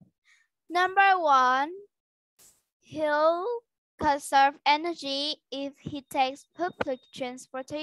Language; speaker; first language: English; non-native, learner; Vietnamese